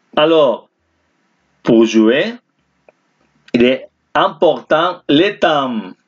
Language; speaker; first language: French; non-native, fluent; Spanish